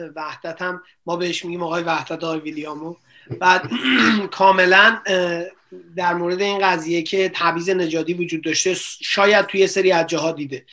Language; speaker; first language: Persian; native; Persian